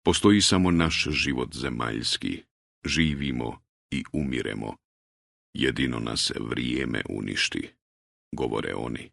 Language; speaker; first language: Croatian; native; Croatian